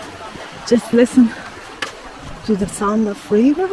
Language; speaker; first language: English; non-native, learner; Kurdish